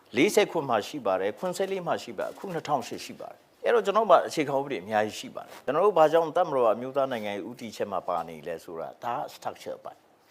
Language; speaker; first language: Burmese; non-native, local second language; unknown